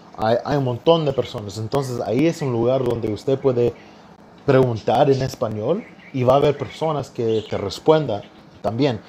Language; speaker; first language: Spanish; early bilingual, heritage; Spanish